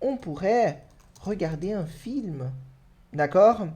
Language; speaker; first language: French; non-native, fluent; Portuguese